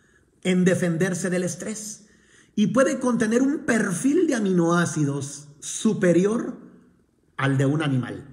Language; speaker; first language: Spanish; native; Spanish